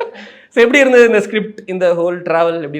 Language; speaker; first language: Tamil; native; Tamil